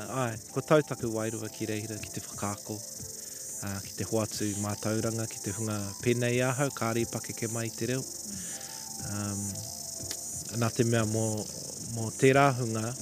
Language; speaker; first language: Māori; non-native, local second language; English